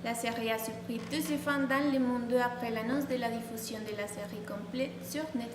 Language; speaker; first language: French; non-native, learner; Spanish